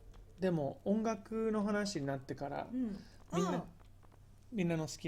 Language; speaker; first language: Japanese; non-native, fluent; English